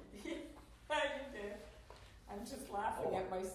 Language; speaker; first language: English; native; English